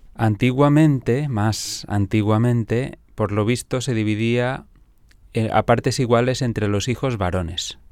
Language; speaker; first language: Spanish; non-native, local second language; Catalan